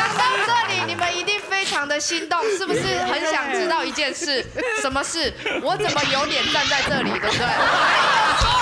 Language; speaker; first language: Chinese; native; Chinese